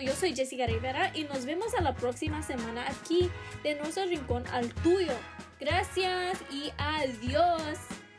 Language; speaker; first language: Spanish; early bilingual, heritage; Spanish